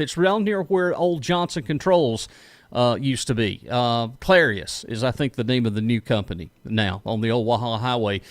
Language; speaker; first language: English; native; English